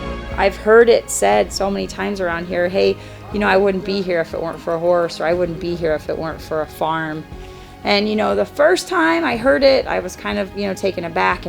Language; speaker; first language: English; native; English